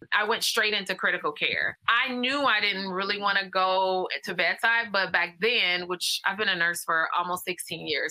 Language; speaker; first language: English; native; English